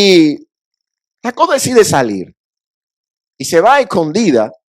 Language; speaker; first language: Spanish; native; Spanish